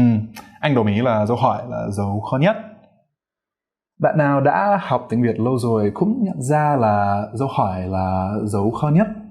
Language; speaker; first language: Vietnamese; non-native, fluent; English